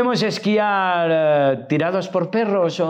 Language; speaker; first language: Spanish; native; Spanish